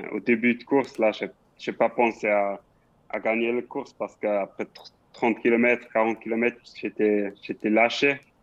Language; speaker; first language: French; non-native, local second language; Swiss German